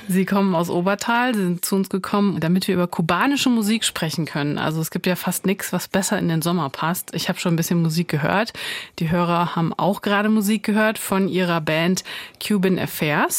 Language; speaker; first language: German; native; German